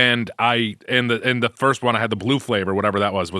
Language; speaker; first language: English; native; English